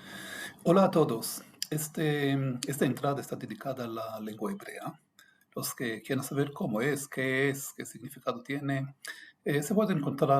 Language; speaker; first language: Spanish; non-native, fluent; Hebrew